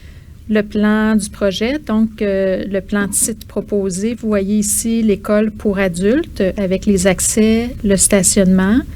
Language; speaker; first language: French; native; French